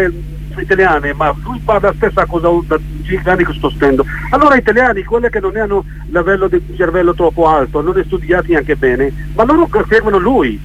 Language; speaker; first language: Italian; non-native, learner; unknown